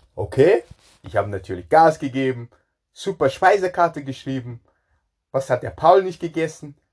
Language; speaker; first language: German; non-native, fluent; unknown